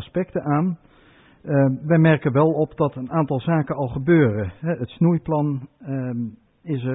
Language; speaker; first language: Dutch; native; Dutch